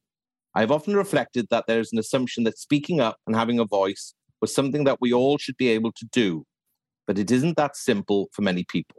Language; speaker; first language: English; native; English